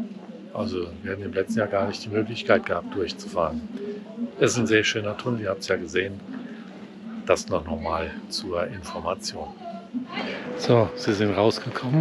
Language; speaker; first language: German; native; German